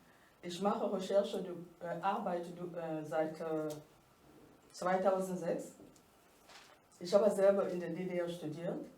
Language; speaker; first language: German; non-native, fluent; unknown